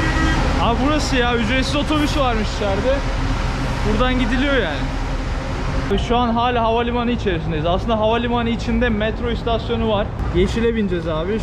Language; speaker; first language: Turkish; native; Turkish